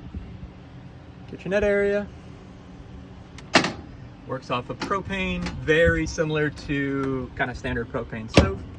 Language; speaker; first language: English; native; English